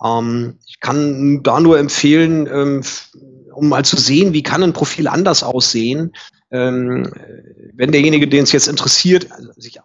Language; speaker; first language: German; native; German